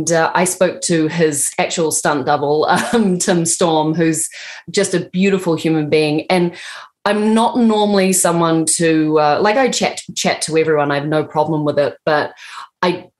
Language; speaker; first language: English; native; English